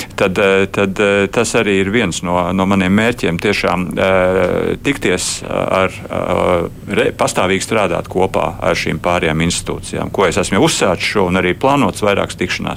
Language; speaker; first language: Latvian; native; Latvian